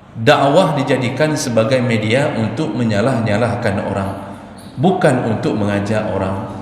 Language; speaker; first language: Malay; non-native, local second language; Achinese